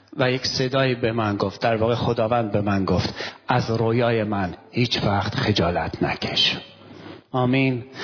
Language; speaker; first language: Persian; non-native, local second language; Armenian